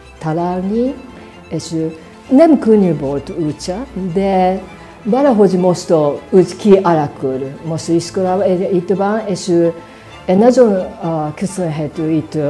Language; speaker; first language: Hungarian; non-native, learner; Japanese